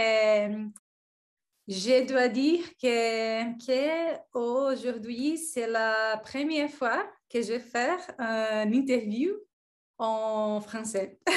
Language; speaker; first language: French; non-native, learner; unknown